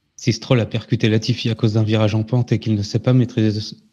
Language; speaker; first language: French; native; French